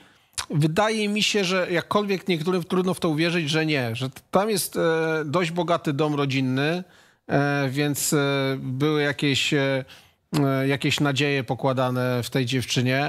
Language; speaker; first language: Polish; native; Polish